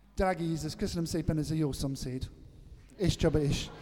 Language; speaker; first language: Hungarian; non-native, learner; English